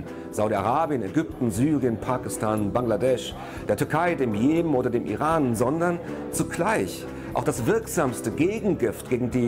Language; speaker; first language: German; native; German